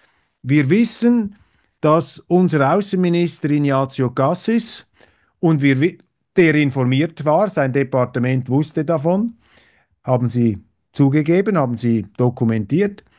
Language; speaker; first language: German; native; German